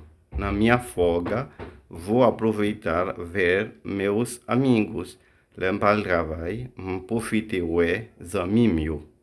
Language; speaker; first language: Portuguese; non-native, fluent; Haitian Creole